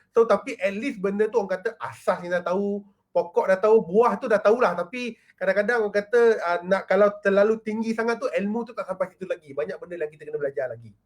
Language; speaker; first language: Malay; native; Malay